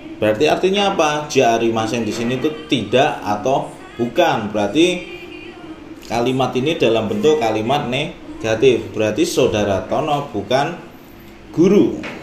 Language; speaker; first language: Indonesian; native; Indonesian